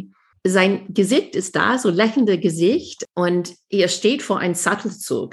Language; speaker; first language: German; non-native, fluent; English